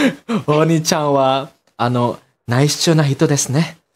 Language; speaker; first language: Japanese; non-native, learner; Indonesian